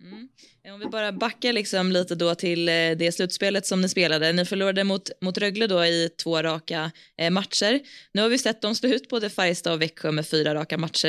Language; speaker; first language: Swedish; native; Swedish